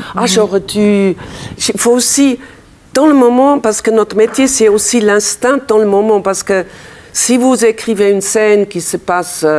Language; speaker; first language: French; non-native, fluent; German